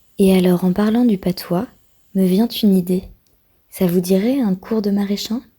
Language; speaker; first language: French; native; French